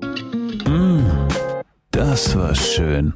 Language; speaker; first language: German; native; German